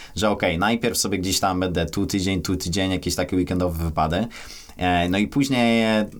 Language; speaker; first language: Polish; native; Polish